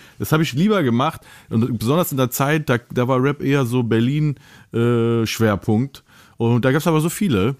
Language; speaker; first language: German; native; German